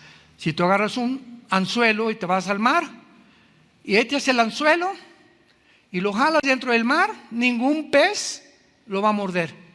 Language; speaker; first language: Spanish; native; Spanish